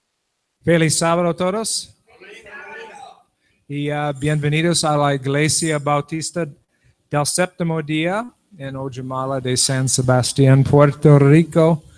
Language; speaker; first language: Spanish; non-native, learner; English